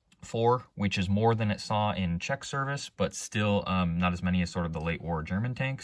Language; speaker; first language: English; native; English